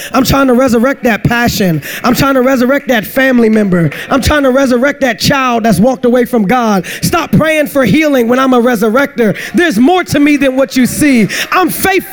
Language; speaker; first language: English; native; English